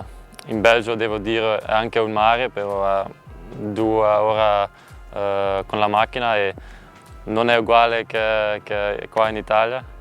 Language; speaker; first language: Italian; non-native, learner; Dutch